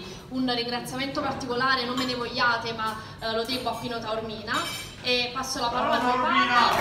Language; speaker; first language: Italian; native; Italian